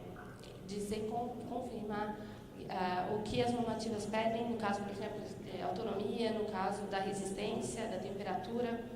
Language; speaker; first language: Portuguese; native; Portuguese